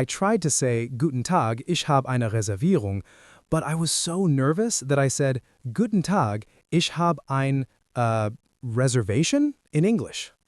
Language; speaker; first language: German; non-native, learner; English